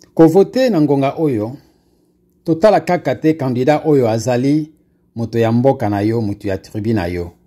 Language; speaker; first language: French; non-native, local second language; Lingala